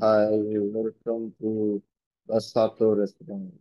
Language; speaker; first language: English; non-native, learner; Bangla